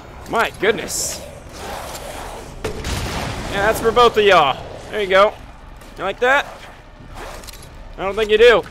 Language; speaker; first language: English; native; English